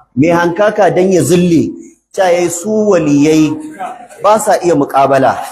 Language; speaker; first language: Hausa; native; Hausa